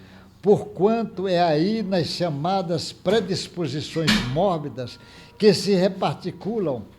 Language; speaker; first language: Portuguese; native; Portuguese